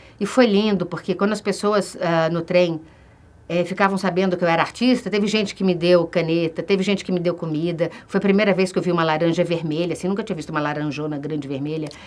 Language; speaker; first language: Portuguese; native; Portuguese